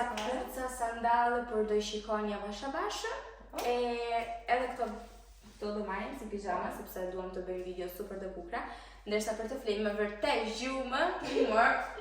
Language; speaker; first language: Albanian; early bilingual, heritage; Albanian